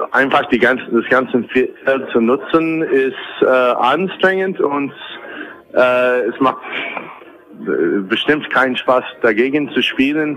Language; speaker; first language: German; non-native, fluent; English